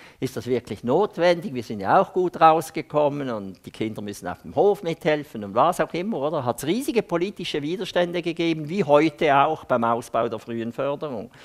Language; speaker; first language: German; native; German